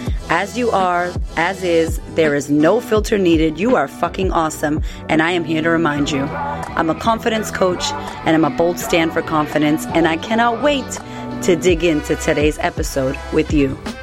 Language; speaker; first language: English; early bilingual, other home language; Spanish